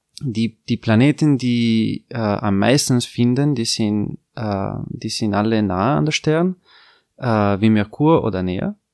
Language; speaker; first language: German; non-native, fluent; Italian